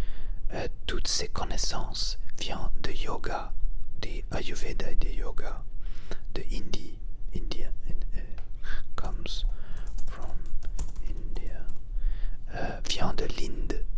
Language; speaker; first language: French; non-native, learner; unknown